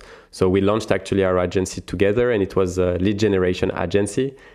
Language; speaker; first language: English; non-native, fluent; French